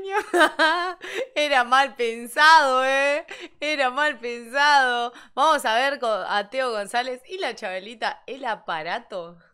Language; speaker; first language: Spanish; native; Spanish